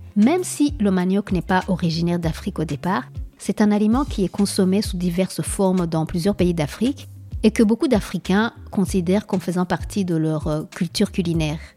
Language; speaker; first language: French; non-native, local second language; Kinyarwanda